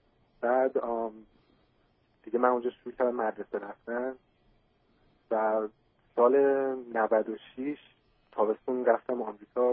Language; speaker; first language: Persian; early bilingual, heritage; Persian